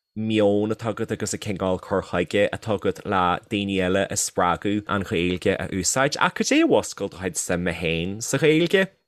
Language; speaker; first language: Irish; native; Irish